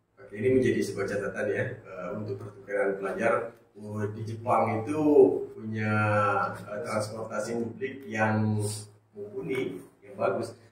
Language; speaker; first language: Indonesian; native; Indonesian